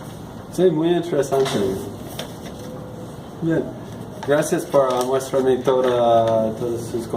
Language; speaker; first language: Spanish; non-native, learner; English